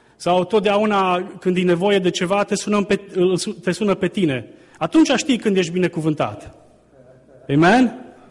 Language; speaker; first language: Romanian; native; Romanian